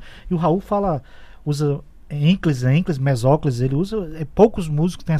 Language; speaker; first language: Portuguese; native; Portuguese